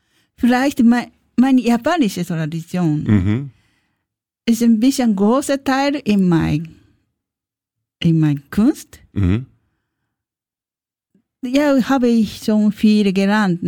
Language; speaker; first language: German; non-native, learner; Japanese